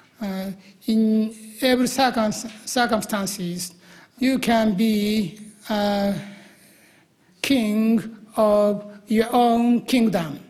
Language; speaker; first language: English; non-native, learner; Japanese